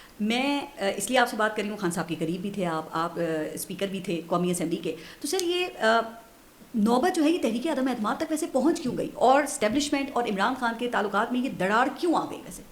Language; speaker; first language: Urdu; native; Urdu